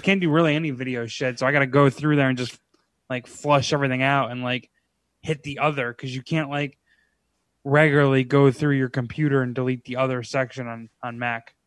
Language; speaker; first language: English; native; English